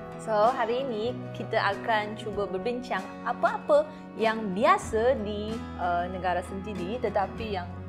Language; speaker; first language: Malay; non-native, fluent; Chinese